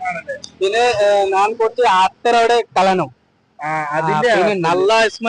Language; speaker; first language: Malayalam; non-native, learner; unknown